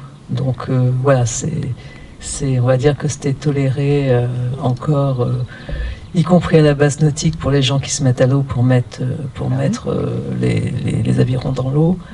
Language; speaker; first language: French; native; French